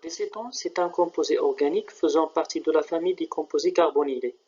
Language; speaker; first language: French; non-native, local second language; Arabic